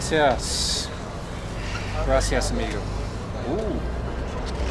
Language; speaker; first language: Spanish; non-native, learner; English